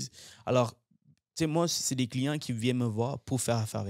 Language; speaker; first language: French; native; French